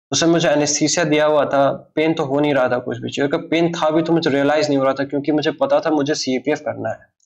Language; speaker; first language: Hindi; native; Hindi